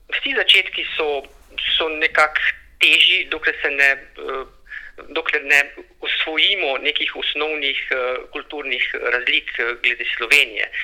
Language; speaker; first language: Slovenian; native; Slovenian